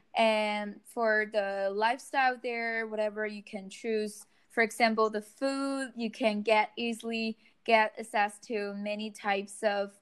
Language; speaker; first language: English; non-native, fluent; Chinese